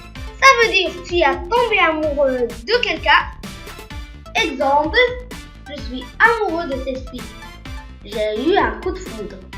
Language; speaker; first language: French; non-native, local second language; Arabic